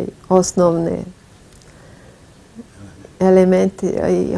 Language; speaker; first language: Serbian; non-native, fluent; French